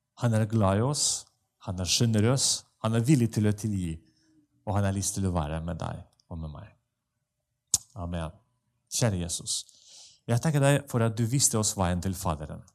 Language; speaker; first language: Norwegian; non-native, fluent; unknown